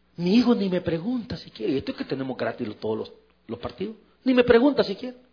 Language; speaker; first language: Spanish; native; Spanish